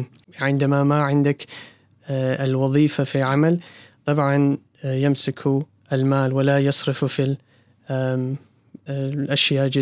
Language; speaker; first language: Arabic; non-native, learner; English